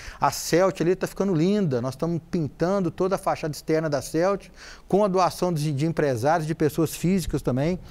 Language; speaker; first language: Portuguese; native; Portuguese